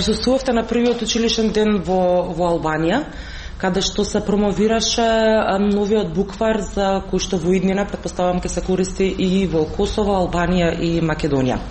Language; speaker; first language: Macedonian; native; Macedonian